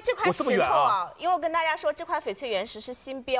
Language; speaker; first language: Chinese; native; Chinese